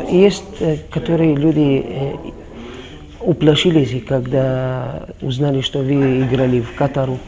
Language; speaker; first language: Russian; non-native, learner; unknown